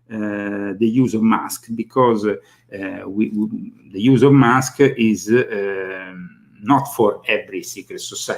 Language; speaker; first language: English; non-native, fluent; Italian